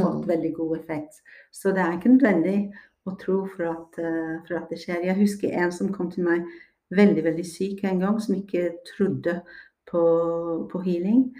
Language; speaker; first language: Norwegian; non-native, fluent; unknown